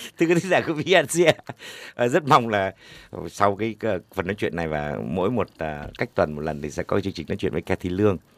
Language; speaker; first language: Vietnamese; native; Vietnamese